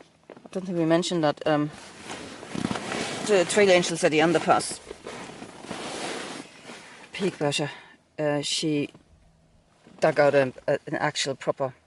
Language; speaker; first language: English; native; English